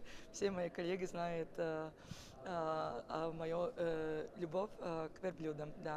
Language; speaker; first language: Russian; non-native, fluent; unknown